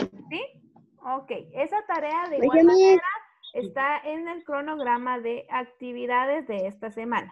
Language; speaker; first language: Spanish; native; Spanish